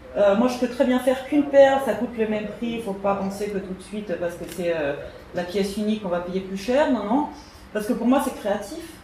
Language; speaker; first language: French; native; French